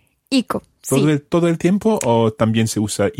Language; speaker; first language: Spanish; non-native, fluent; English